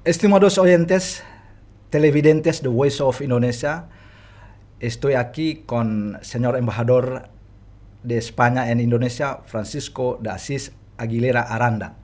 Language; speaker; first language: Spanish; non-native, fluent; Indonesian